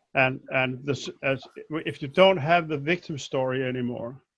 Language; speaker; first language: English; non-native, fluent; Danish